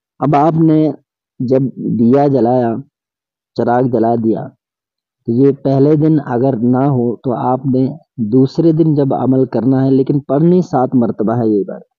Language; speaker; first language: Urdu; non-native, local second language; Sindhi